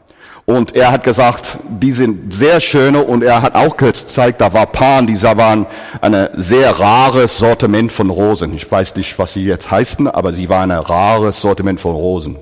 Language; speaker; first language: German; non-native, fluent; English